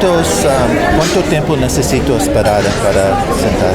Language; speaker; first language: Spanish; non-native, learner; English